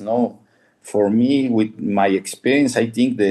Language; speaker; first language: English; non-native, fluent; Spanish